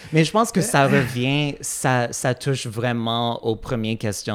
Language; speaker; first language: French; non-native, fluent; English